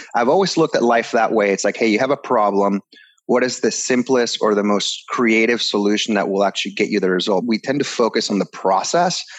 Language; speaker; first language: English; early bilingual, other home language; Spanish